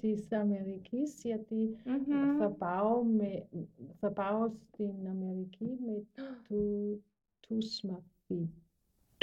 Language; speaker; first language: Greek; non-native, learner; German